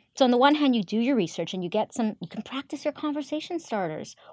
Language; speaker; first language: English; native; English